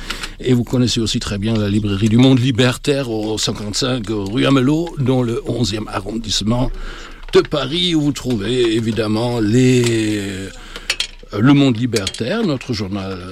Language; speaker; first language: French; native; French